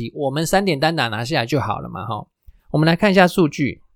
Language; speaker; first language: Chinese; non-native, local second language; Min Nan Chinese